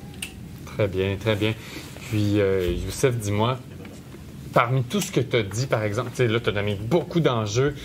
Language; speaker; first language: French; native; French